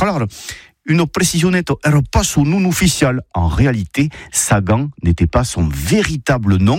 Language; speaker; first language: French; native; French